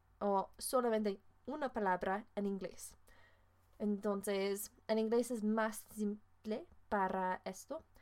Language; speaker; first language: Spanish; non-native, fluent; English